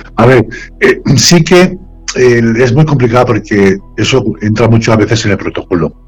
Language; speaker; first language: Spanish; native; Spanish